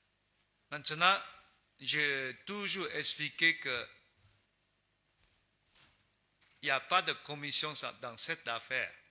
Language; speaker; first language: French; non-native, learner; Chinese